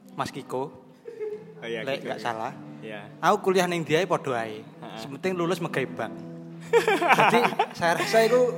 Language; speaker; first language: Indonesian; non-native, local second language; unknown